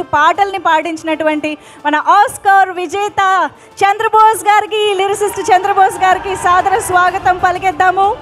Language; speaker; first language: Telugu; native; Telugu